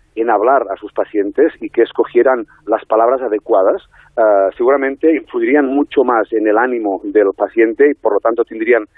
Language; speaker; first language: Spanish; native; Spanish